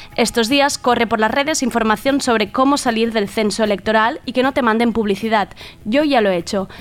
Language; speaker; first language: Spanish; native; Spanish